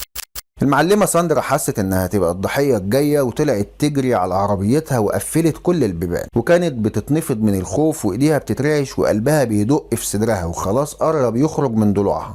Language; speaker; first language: Arabic; native; Arabic